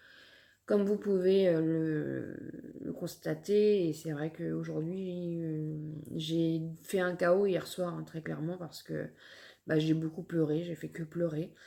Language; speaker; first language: French; native; French